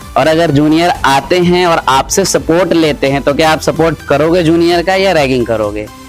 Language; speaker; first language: Hindi; native; Hindi